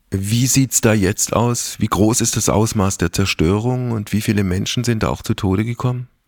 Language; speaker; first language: German; native; German